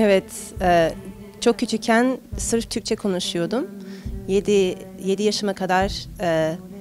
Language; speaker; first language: Turkish; early bilingual, heritage; Turkish